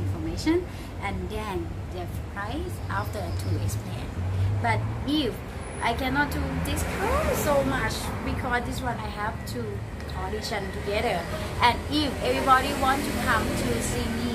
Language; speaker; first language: English; non-native, learner; Thai